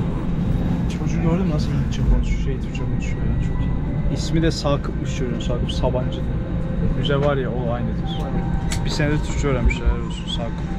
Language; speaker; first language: Turkish; native; Turkish